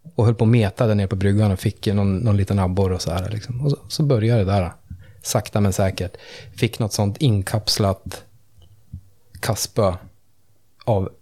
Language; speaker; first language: Swedish; native; Swedish